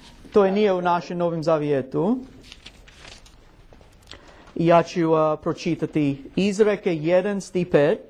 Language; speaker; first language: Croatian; non-native, learner; English